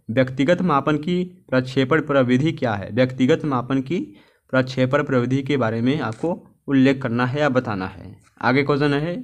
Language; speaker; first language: Hindi; native; Hindi